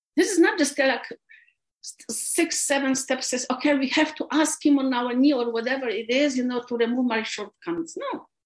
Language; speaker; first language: English; non-native, fluent; Polish